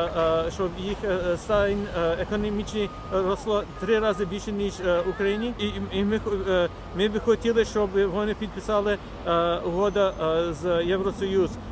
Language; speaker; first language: Ukrainian; early bilingual, heritage; Ukrainian